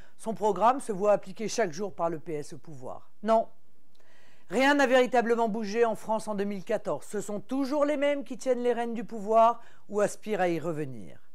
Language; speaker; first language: French; native; French